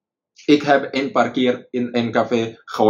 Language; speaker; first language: Dutch; non-native, fluent; Indonesian